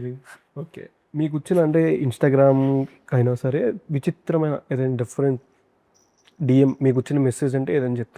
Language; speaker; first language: Telugu; native; Telugu